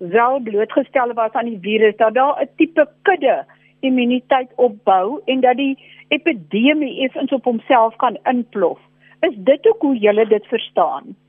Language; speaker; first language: Afrikaans; native; Afrikaans